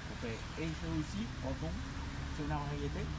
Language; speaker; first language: French; non-native, learner; Spanish